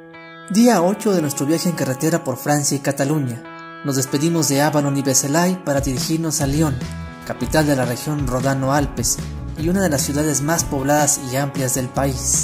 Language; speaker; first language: Spanish; native; Spanish